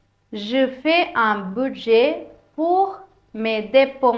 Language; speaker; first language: French; non-native, fluent; Tamil